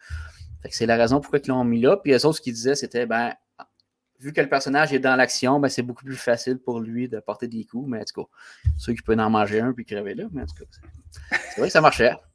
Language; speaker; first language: French; native; French